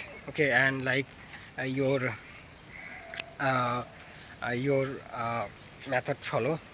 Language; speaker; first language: English; non-native, learner; Bangla